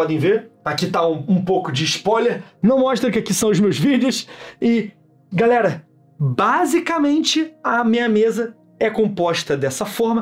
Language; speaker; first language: Portuguese; native; Portuguese